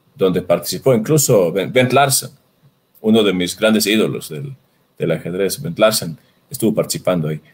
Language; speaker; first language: Spanish; non-native, fluent; Swedish